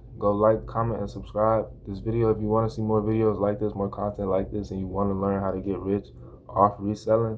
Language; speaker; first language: English; native; English